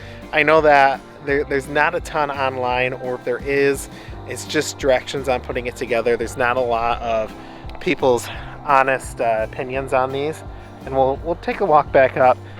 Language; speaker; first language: English; native; English